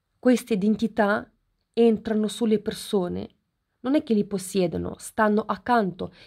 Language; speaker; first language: Italian; non-native, fluent; Ukrainian